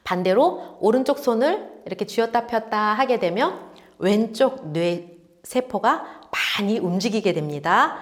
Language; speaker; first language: Korean; native; Korean